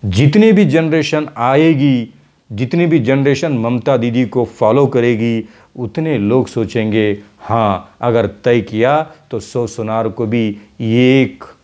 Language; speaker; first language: Hindi; non-native, local second language; Marathi